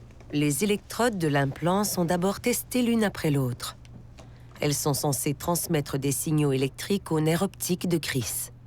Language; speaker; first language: French; native; French